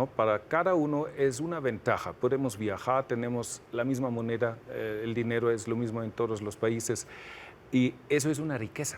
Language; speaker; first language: Spanish; non-native, fluent; German